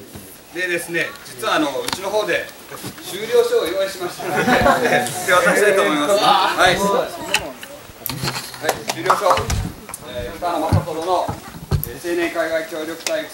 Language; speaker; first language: Japanese; native; Japanese